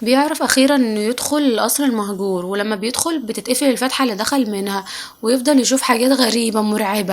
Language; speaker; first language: Arabic; native; Arabic